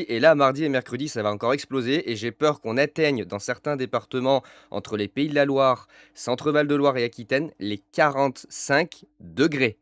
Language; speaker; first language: French; native; French